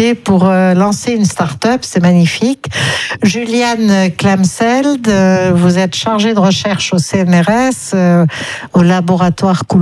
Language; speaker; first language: French; native; French